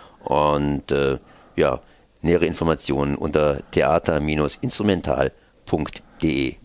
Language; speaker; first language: German; native; German